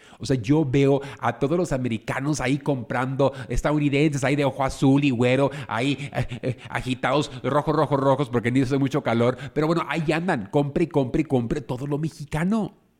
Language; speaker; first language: Spanish; native; Spanish